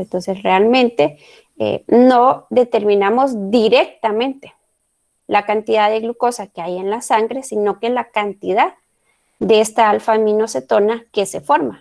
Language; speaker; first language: Spanish; native; Spanish